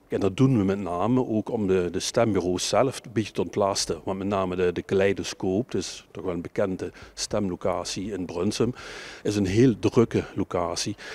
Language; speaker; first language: Dutch; native; Dutch